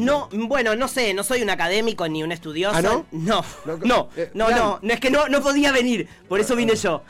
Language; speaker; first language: Spanish; native; Spanish